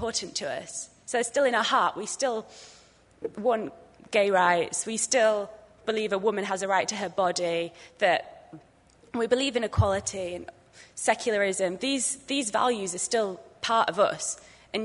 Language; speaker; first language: English; native; English